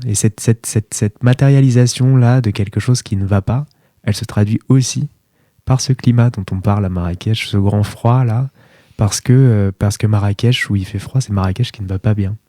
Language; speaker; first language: French; native; French